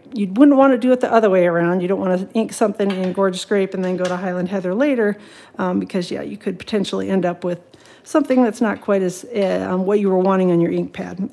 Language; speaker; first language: English; native; English